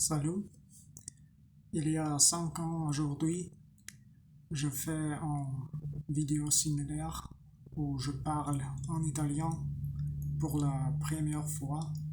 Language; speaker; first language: French; non-native, learner; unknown